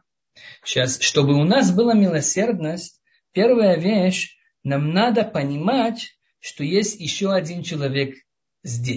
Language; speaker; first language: Russian; early bilingual, heritage; Russian